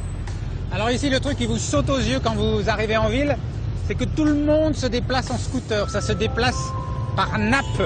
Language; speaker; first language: French; native; French